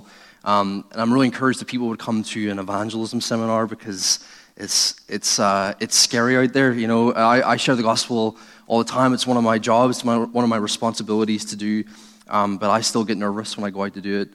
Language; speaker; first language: English; native; English